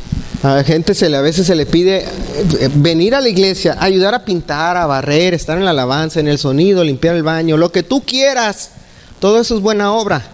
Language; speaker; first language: Spanish; native; Spanish